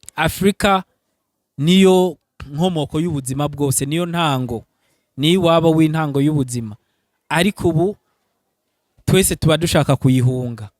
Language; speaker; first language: Rundi; early bilingual, heritage; Rundi